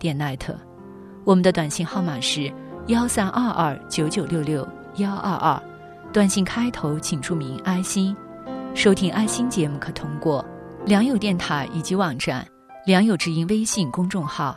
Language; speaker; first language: Chinese; native; Chinese